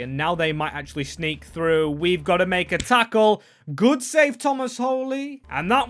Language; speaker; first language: English; native; English